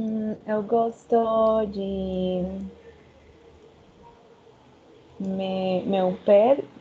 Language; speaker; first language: Portuguese; non-native, learner; Spanish